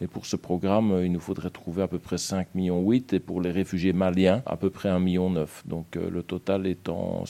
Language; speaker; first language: French; native; French